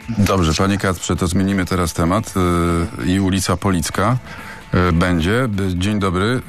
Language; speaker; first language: Polish; native; Polish